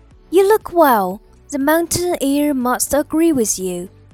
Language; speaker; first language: English; non-native, fluent; Chinese